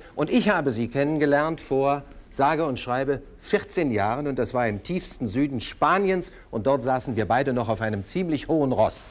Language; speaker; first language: German; native; German